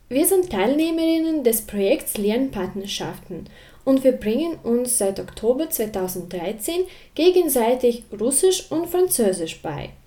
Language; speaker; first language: German; non-native, fluent; Russian